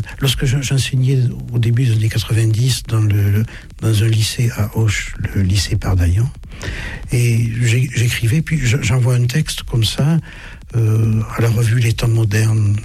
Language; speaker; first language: French; early bilingual, other home language; German